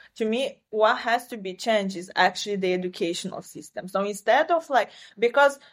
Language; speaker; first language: English; non-native, fluent; Romanian